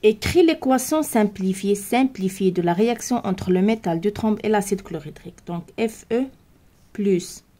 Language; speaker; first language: French; non-native, local second language; Arabic